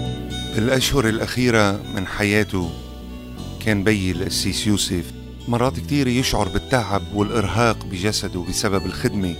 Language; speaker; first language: Arabic; native; Arabic